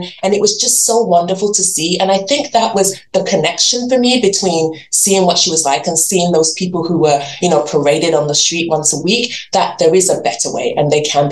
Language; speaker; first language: English; native; English